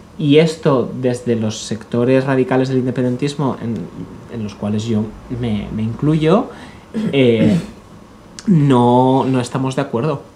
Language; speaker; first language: Spanish; native; Spanish